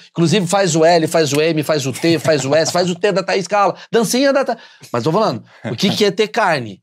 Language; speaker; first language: Portuguese; native; Portuguese